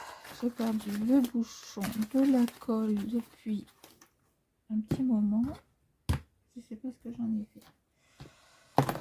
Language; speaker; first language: French; native; French